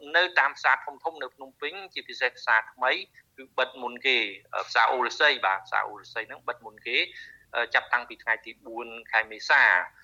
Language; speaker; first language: Khmer; native; Khmer